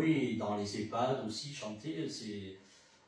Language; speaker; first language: French; native; French